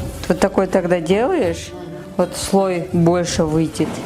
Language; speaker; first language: Russian; non-native, local second language; Kyrgyz